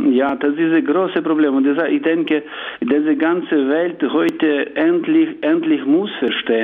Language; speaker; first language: German; non-native, learner; Ukrainian